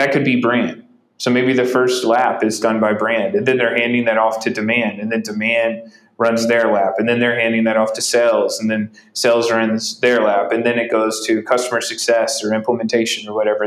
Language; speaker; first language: English; native; English